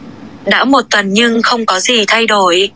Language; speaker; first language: Vietnamese; non-native, learner; Indonesian